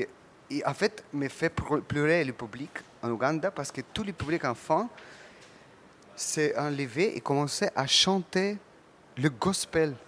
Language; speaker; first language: French; non-native, learner; Russian